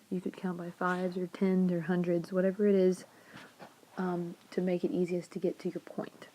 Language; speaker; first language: English; native; English